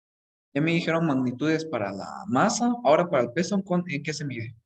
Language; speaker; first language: Spanish; native; Spanish